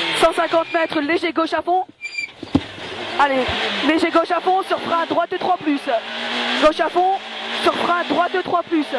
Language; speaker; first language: French; native; French